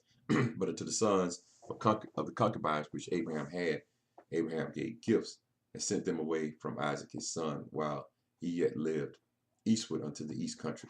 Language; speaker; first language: English; native; English